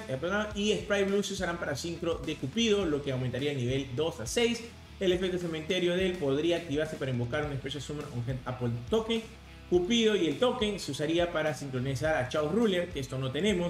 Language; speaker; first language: Spanish; native; Spanish